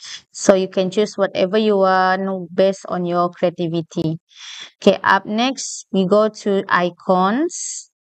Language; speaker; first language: English; non-native, local second language; Malay